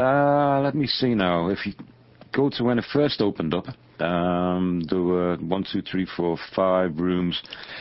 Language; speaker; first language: English; native; English